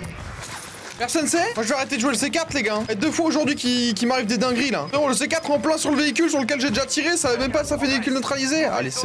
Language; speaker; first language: French; native; French